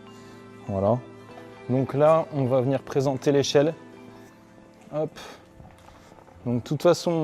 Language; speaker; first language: French; native; French